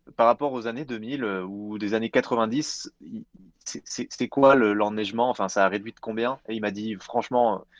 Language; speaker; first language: French; native; French